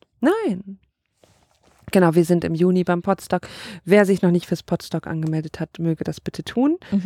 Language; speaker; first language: German; native; German